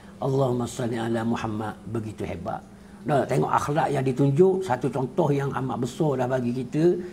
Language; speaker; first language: Malay; native; Malay